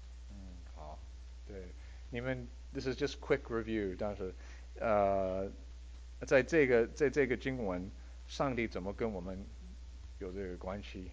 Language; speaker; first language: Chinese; early bilingual, heritage; Chinese